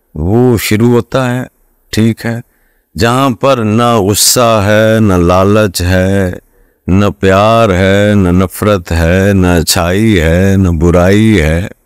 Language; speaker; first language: Urdu; non-native, local second language; Punjabi